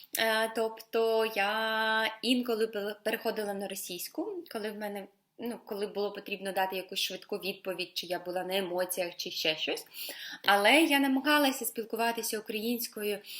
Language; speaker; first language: Ukrainian; non-native, local second language; Russian